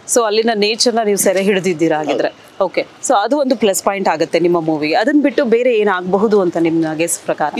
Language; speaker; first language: Kannada; native; Kannada